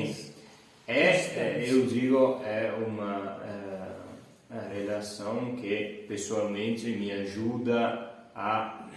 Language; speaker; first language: Portuguese; non-native, fluent; Italian